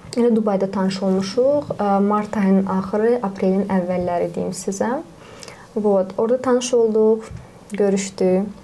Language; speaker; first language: Azerbaijani; non-native, local second language; Lezghian